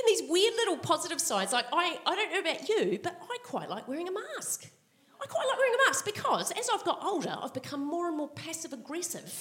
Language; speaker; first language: English; native; English